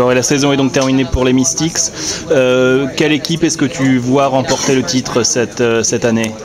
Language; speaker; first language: French; native; French